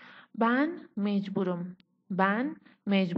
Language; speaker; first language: Turkish; non-native, fluent; Persian